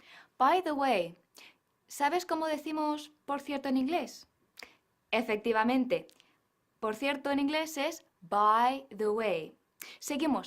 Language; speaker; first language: Spanish; non-native, fluent; English